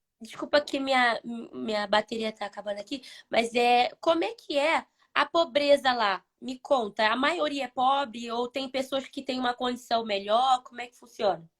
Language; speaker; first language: Portuguese; native; Portuguese